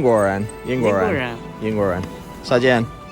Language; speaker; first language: Chinese; non-native, learner; English